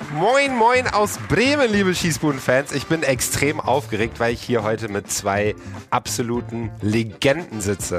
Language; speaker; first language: German; native; German